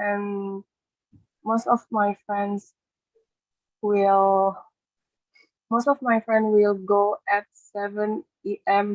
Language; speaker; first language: English; non-native, learner; Indonesian